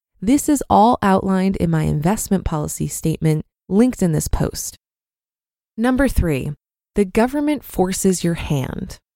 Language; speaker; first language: English; native; English